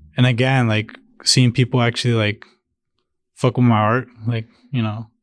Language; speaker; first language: English; early bilingual, other home language; Spanish